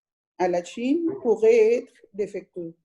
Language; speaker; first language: French; non-native, learner; Spanish